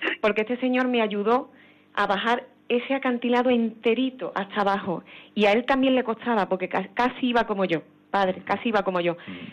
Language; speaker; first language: Spanish; native; Spanish